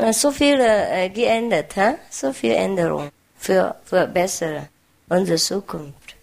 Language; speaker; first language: German; non-native, learner; Vietnamese